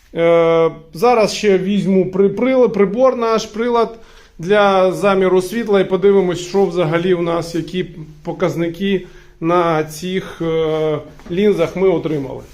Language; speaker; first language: Ukrainian; native; Ukrainian